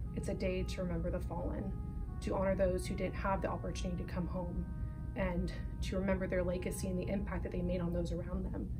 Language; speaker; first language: English; native; English